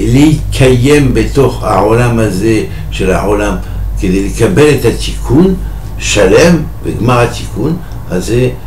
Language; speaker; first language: Hebrew; non-native, fluent; French